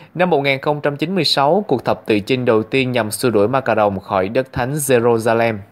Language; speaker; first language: Vietnamese; native; Vietnamese